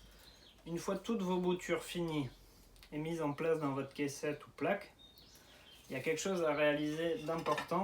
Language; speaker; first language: French; native; French